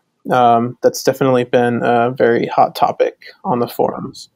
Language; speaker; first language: English; native; English